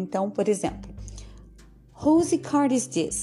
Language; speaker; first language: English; non-native, fluent; Portuguese